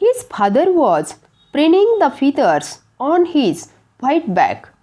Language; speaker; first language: English; non-native, local second language; Marathi